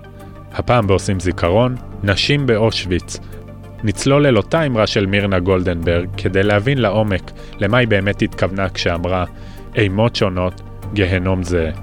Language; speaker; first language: Hebrew; native; Hebrew